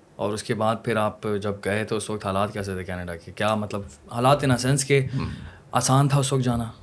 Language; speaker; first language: Urdu; native; Urdu